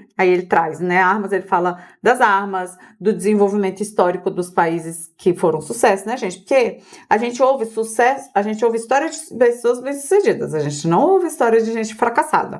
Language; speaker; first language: Portuguese; native; Portuguese